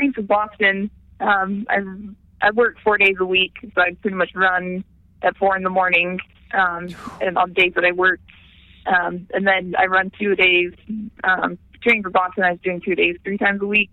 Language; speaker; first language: English; native; English